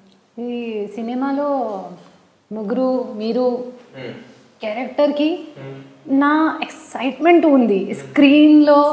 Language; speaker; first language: Telugu; non-native, learner; Hindi